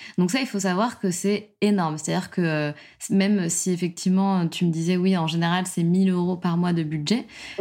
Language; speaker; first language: French; native; French